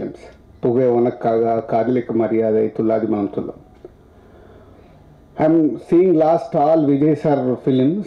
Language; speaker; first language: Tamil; non-native, learner; Telugu